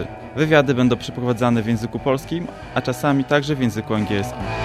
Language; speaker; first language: Polish; native; Polish